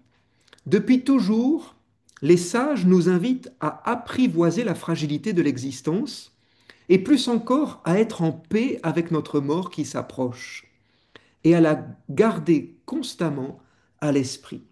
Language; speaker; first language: French; native; French